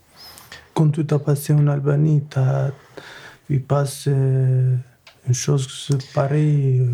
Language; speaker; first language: French; non-native, learner; Albanian